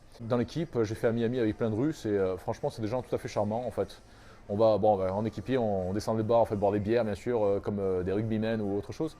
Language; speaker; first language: French; native; French